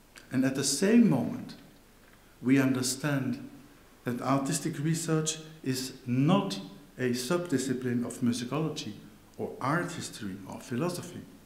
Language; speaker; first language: English; non-native, fluent; Dutch